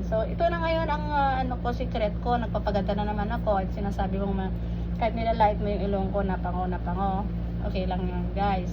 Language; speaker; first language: Filipino; non-native, local second language; Iloko